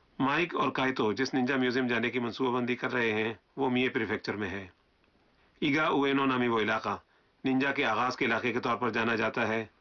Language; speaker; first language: Urdu; native; Urdu